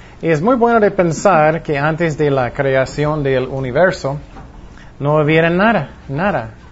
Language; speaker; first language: Spanish; non-native, fluent; English